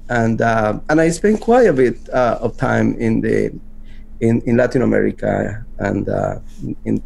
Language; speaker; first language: English; non-native, fluent; Spanish